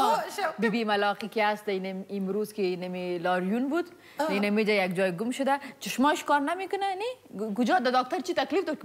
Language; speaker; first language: Persian; non-native, local second language; Pashto